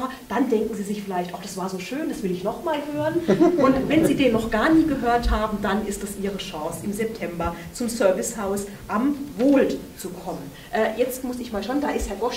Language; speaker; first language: German; native; German